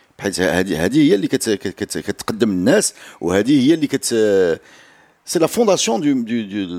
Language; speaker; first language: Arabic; native; Arabic